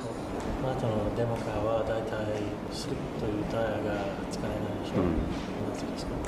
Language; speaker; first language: Japanese; non-native, fluent; English